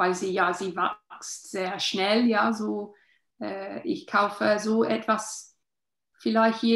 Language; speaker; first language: German; non-native, learner; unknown